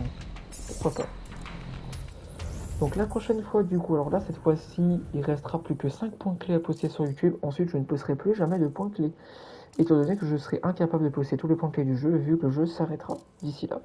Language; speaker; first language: French; native; French